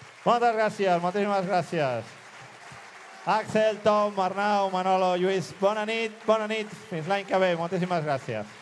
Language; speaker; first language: Catalan; native; Catalan